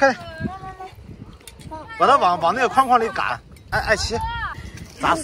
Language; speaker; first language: Chinese; native; Chinese